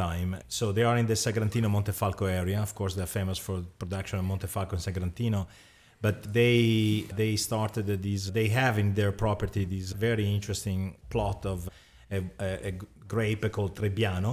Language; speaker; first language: English; non-native, fluent; Italian